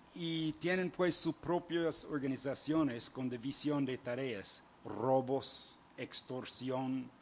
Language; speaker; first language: Spanish; non-native, fluent; English